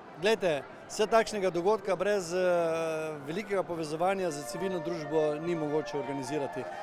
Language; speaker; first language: Slovenian; native; Slovenian